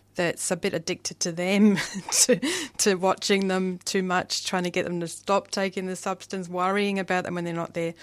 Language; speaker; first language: English; native; English